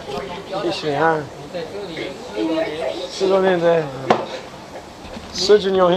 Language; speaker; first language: Chinese; non-native, learner; English